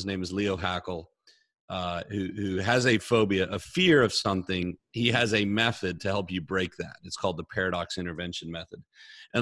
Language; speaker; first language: English; native; English